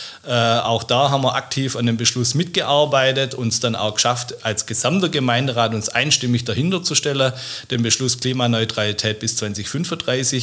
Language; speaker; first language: German; native; German